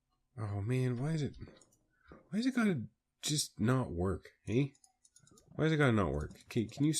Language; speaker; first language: English; native; English